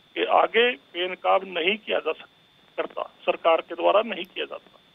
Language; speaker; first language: Hindi; native; Hindi